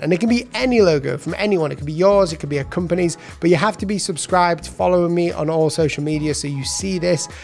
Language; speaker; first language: English; native; English